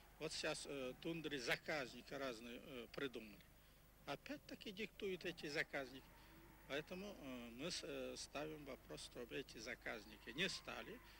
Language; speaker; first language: Russian; non-native, local second language; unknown